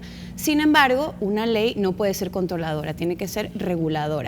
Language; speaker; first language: Spanish; native; Spanish